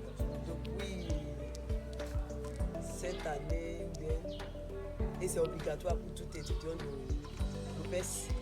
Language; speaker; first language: French; non-native, fluent; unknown